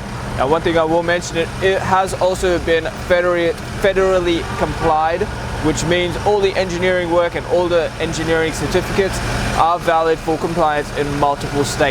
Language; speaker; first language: English; native; English